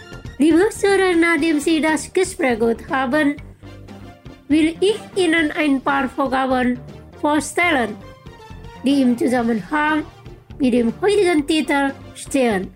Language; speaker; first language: German; non-native, fluent; Indonesian